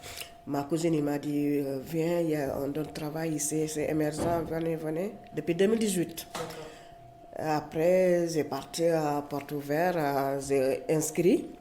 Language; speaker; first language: French; non-native, learner; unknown